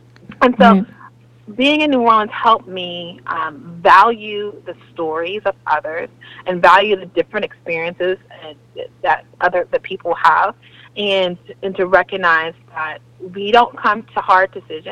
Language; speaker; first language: English; native; English